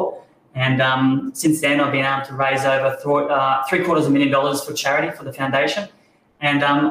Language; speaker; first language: English; native; English